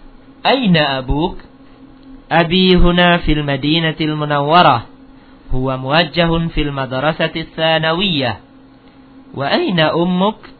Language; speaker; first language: Arabic; non-native, fluent; Indonesian